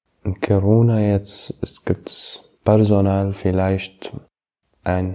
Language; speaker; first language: German; non-native, learner; Arabic